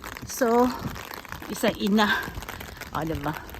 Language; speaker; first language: Filipino; native; Filipino